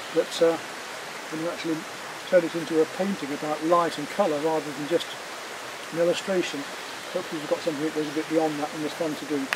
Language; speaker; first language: English; native; English